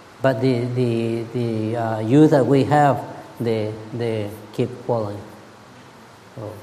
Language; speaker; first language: English; non-native, learner; Spanish